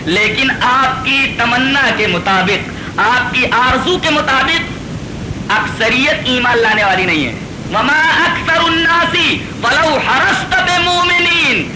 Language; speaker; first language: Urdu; native; Urdu